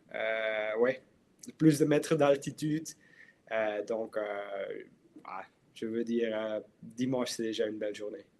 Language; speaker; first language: French; non-native, local second language; Dutch